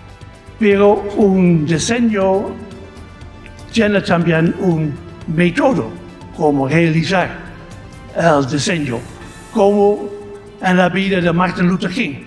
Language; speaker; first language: Spanish; non-native, fluent; Dutch